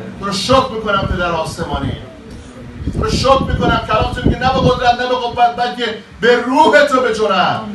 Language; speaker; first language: Persian; native; Persian